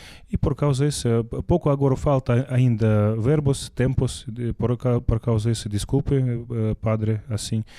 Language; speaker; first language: Portuguese; non-native, learner; Russian